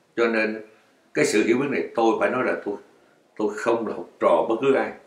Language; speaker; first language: Vietnamese; native; Vietnamese